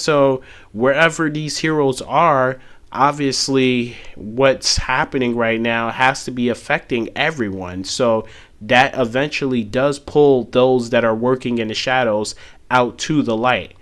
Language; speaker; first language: English; native; English